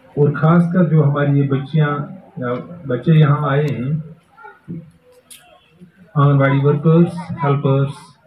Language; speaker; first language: Hindi; non-native, local second language; Kashmiri